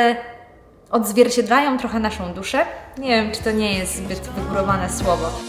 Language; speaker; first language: Polish; native; Polish